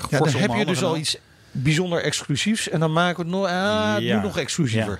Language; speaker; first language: Dutch; native; Dutch